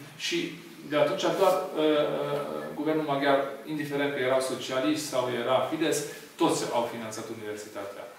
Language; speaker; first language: Romanian; non-native, local second language; Hungarian